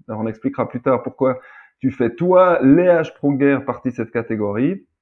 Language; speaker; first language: French; native; French